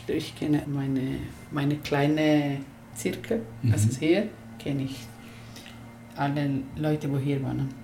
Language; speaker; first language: German; non-native, learner; Spanish